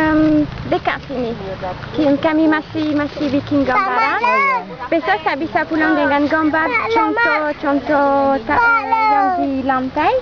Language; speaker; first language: Indonesian; non-native, fluent; French